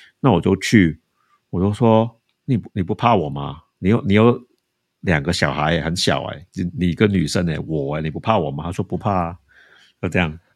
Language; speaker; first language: Chinese; early bilingual, heritage; Chinese